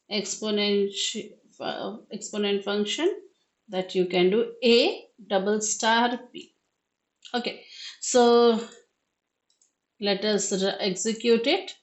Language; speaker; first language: English; non-native, local second language; Hindi